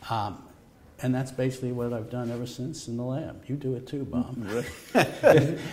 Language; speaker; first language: English; native; English